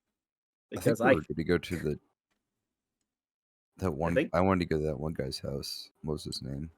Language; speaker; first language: English; native; English